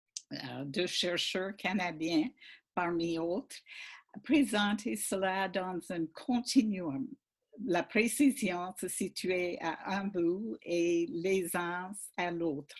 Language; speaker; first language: French; non-native, fluent; English